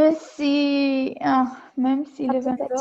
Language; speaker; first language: French; non-native, learner; Spanish